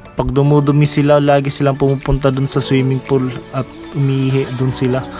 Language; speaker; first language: Filipino; non-native, local second language; Cebuano